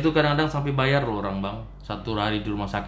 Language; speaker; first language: Indonesian; native; Indonesian